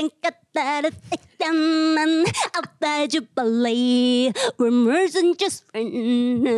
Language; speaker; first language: English; non-native, learner; Japanese